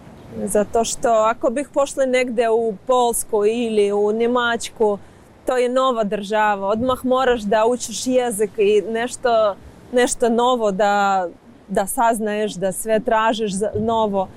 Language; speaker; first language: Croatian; non-native, learner; Ukrainian